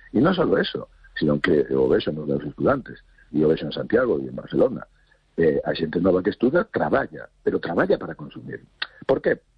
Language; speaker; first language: Galician; non-native, local second language; Spanish